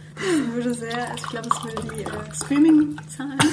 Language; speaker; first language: German; native; German